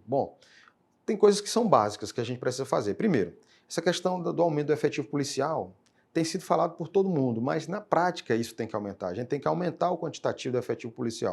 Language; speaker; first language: Portuguese; native; Portuguese